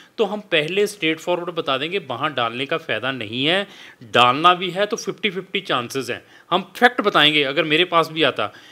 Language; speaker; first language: Hindi; non-native, local second language; Punjabi